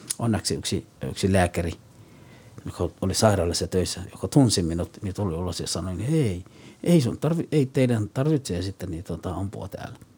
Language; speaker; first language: Finnish; non-native, fluent; Somali